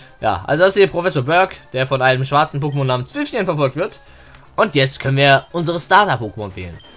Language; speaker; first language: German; early bilingual, other home language; Turkish